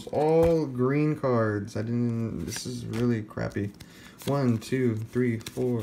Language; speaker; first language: English; native; English